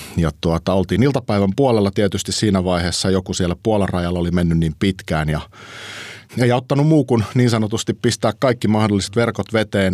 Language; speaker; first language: Finnish; native; Finnish